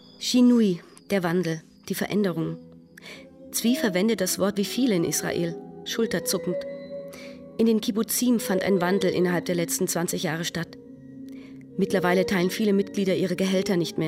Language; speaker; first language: German; native; German